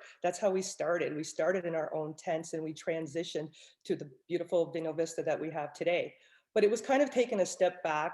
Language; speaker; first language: English; native; English